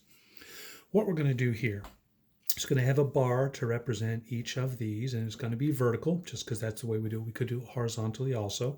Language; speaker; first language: English; native; English